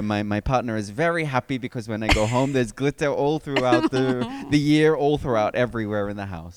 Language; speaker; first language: English; native; English